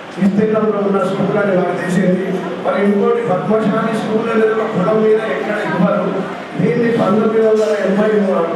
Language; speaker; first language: Telugu; native; Telugu